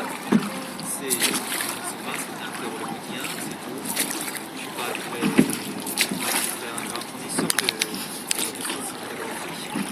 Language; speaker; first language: French; non-native, learner; Russian